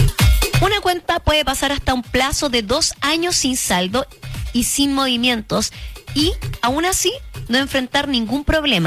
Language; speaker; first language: Spanish; native; Spanish